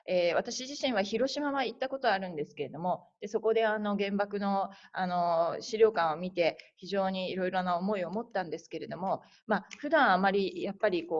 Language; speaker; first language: Japanese; native; Japanese